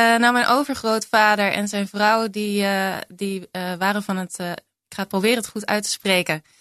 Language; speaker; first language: Dutch; native; Dutch